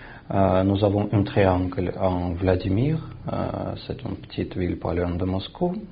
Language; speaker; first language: French; non-native, fluent; Russian